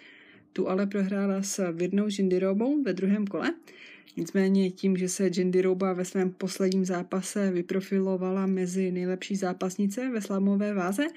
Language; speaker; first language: Czech; native; Czech